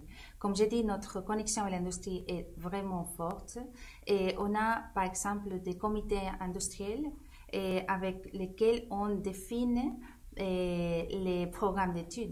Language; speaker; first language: French; non-native, fluent; Spanish